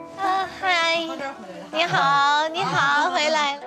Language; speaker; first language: Chinese; early bilingual, heritage; Chinese